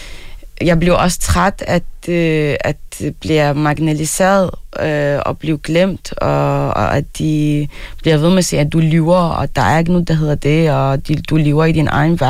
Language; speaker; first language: Danish; early bilingual, other home language; Arabic